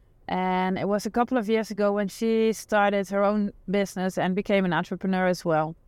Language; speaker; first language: English; non-native, fluent; Dutch